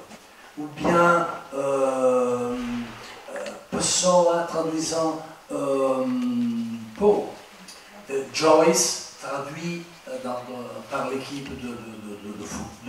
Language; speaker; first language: French; non-native, fluent; Italian